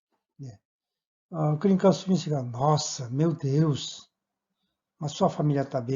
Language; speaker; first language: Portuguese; non-native, fluent; Korean